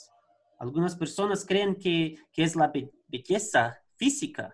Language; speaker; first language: Spanish; non-native, learner; Portuguese